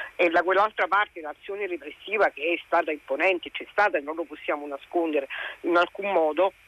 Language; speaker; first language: Italian; native; Italian